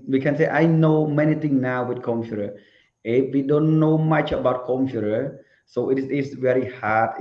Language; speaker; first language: English; non-native, learner; Khmer